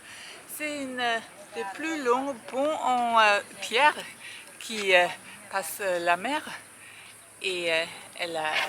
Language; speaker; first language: French; non-native, fluent; German